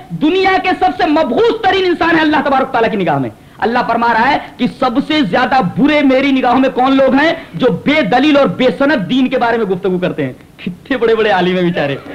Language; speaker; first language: Urdu; native; Urdu